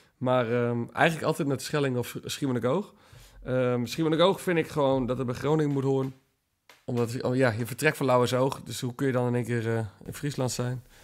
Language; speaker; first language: Dutch; native; Dutch